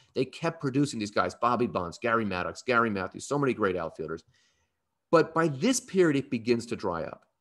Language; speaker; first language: English; native; English